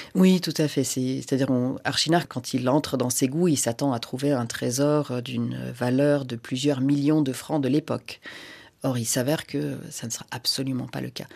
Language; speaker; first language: French; non-native, local second language; Finnish